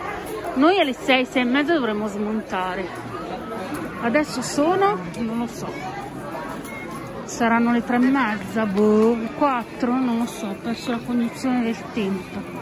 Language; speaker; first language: Italian; native; Italian